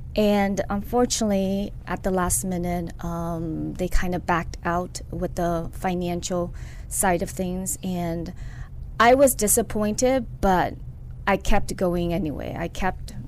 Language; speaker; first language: English; early bilingual, other home language; Chinese